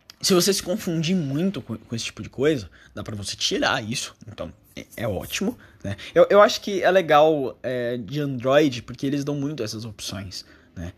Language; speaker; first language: Portuguese; native; Portuguese